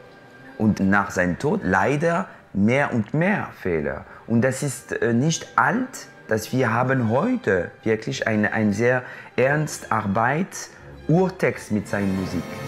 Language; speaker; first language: German; non-native, local second language; French